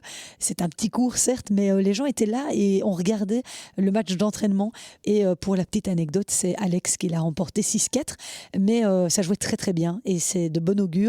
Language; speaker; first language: French; native; French